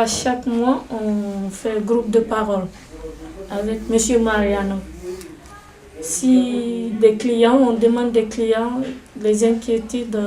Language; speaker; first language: French; non-native, learner; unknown